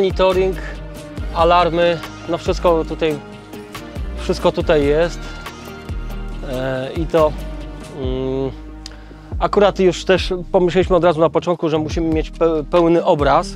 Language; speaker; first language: Polish; native; Polish